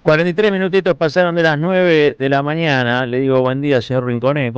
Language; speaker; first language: Spanish; native; Spanish